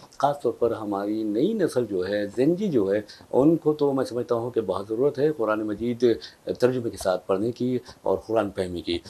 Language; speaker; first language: Urdu; native; Urdu